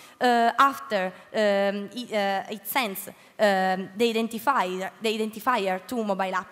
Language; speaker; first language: English; non-native, learner; Italian